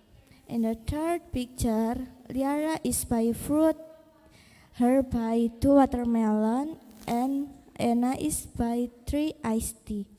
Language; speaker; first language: English; non-native, learner; Indonesian